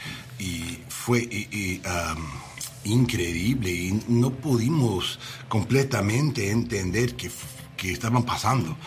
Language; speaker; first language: Spanish; non-native, learner; English